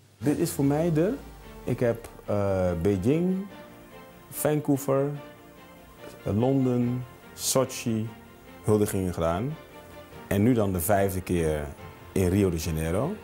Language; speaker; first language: Dutch; native; Dutch